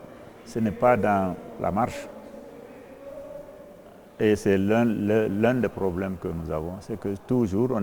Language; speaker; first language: French; non-native, local second language; Fula